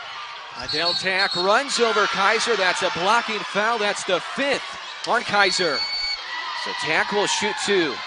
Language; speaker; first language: English; native; English